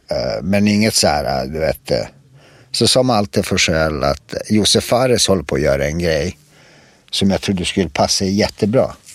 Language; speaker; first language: Swedish; early bilingual, other home language; Serbian